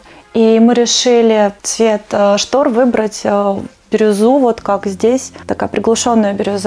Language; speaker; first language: Russian; native; Russian